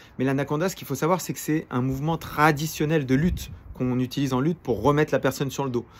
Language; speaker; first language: French; native; French